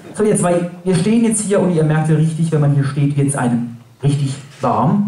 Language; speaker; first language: German; native; German